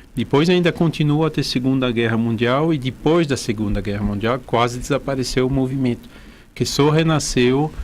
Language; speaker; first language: Portuguese; non-native, fluent; French